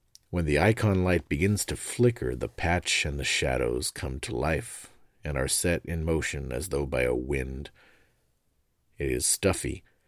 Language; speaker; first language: English; native; English